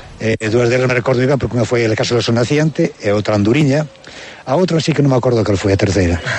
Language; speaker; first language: Galician; native; Galician